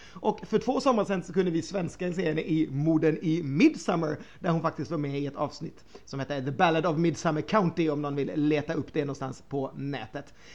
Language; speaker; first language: Swedish; native; Swedish